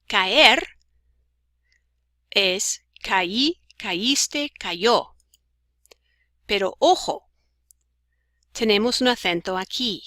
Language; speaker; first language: Spanish; non-native, fluent; English